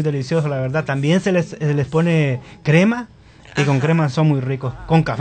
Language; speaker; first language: Spanish; native; Spanish